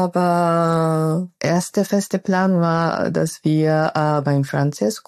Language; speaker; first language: German; non-native, fluent; Japanese